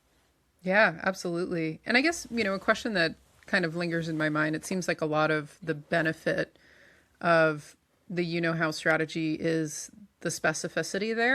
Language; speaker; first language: English; native; English